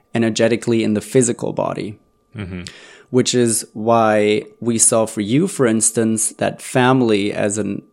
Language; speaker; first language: English; non-native, fluent; German